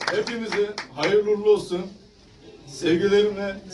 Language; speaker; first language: Turkish; native; Turkish